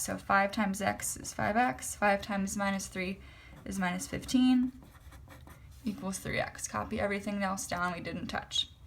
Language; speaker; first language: English; native; English